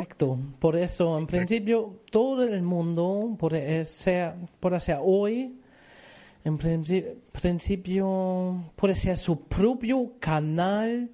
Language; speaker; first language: Spanish; non-native, fluent; German